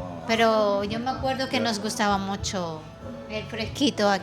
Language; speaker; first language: Spanish; non-native, fluent; Filipino